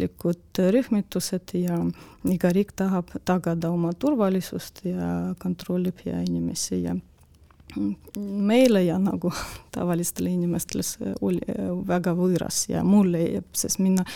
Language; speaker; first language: Estonian; non-native, local second language; Russian